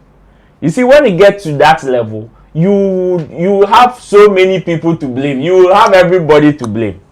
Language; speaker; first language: English; non-native, local second language; Akan